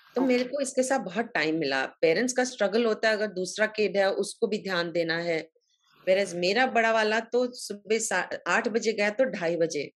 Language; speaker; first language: Hindi; native; Hindi